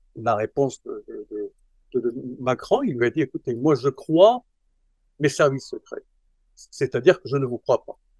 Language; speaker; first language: French; non-native, local second language; Arabic